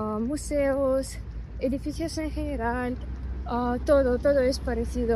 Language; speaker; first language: Spanish; non-native, fluent; Russian